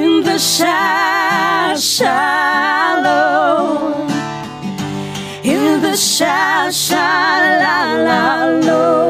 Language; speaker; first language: English; non-native, local second language; Cebuano